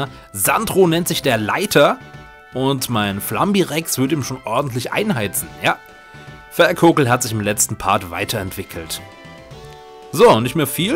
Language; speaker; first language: German; native; German